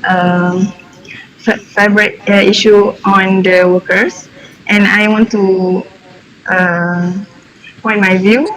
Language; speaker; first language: English; non-native, learner; Malay